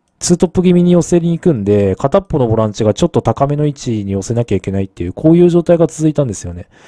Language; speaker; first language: Japanese; native; Japanese